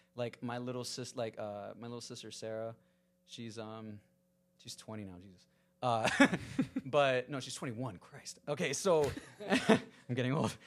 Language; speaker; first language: English; early bilingual, other home language; Spanish